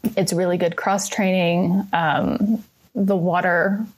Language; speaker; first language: English; native; English